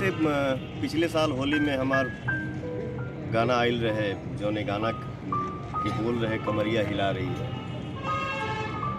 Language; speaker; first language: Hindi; non-native, local second language; Bhojpuri